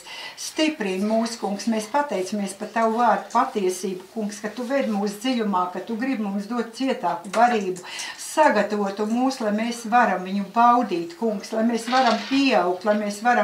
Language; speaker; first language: Latvian; native; Latvian